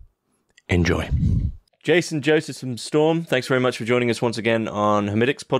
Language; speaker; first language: English; native; English